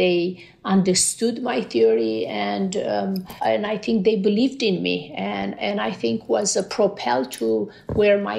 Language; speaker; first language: English; non-native, fluent; Romanian